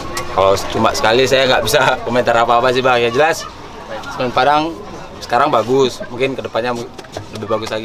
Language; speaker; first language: Indonesian; native; Indonesian